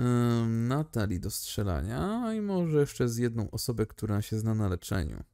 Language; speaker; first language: Polish; native; Polish